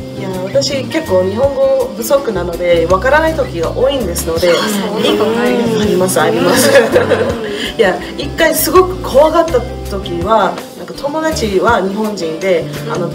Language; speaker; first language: Japanese; non-native, fluent; English